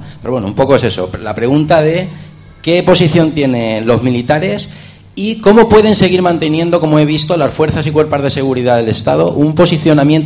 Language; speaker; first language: Spanish; native; Spanish